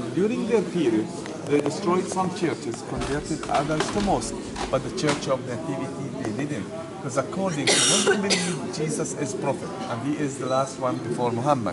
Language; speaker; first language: English; non-native, fluent; Arabic